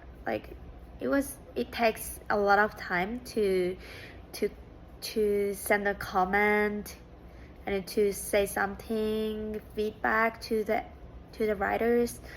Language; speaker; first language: English; non-native, fluent; Japanese